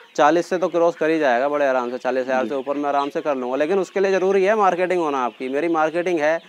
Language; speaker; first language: Hindi; native; Hindi